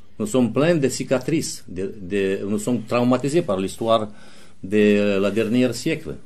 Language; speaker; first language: French; non-native, fluent; Romanian